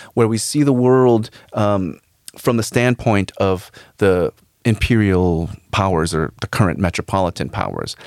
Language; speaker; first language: English; native; English